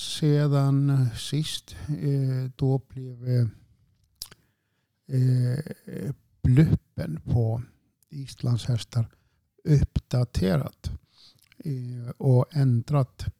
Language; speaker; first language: Swedish; non-native, fluent; Icelandic